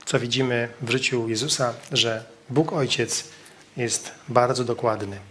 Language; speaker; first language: Polish; native; Polish